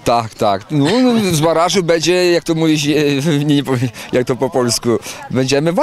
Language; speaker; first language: Polish; non-native, learner; Ukrainian